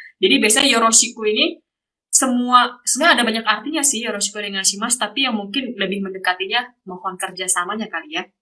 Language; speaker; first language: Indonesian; native; Indonesian